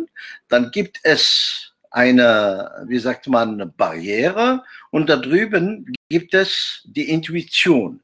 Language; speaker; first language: German; non-native, fluent; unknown